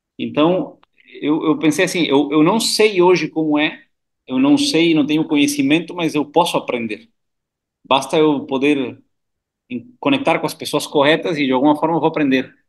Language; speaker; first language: Portuguese; non-native, fluent; Spanish